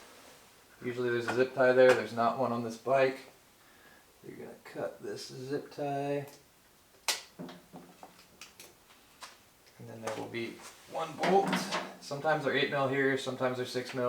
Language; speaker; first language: English; native; English